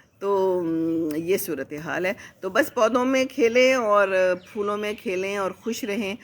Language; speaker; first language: Urdu; native; Urdu